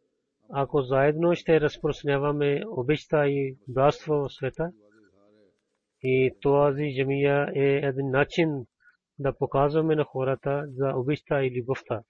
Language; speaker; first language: Bulgarian; non-native, fluent; Urdu